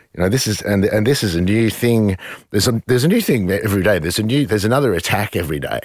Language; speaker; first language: English; native; English